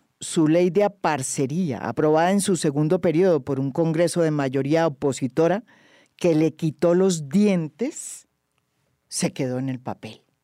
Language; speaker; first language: Spanish; native; Spanish